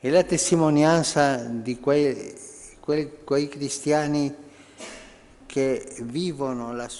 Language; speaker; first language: Italian; early bilingual, heritage; Spanish